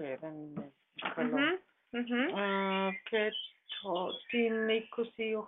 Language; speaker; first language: Greek; non-native, learner; German